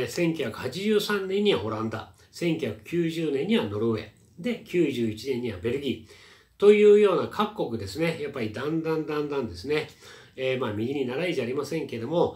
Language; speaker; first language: Japanese; native; Japanese